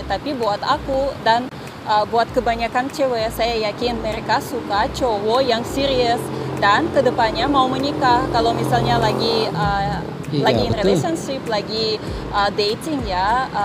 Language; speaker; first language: Indonesian; non-native, fluent; Russian